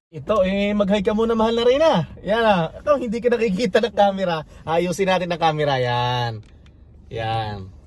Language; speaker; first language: Filipino; native; Filipino